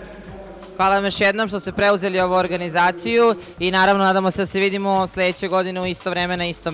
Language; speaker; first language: Bosnian; native; Bosnian